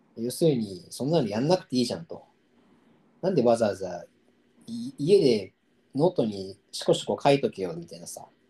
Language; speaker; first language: Japanese; native; Japanese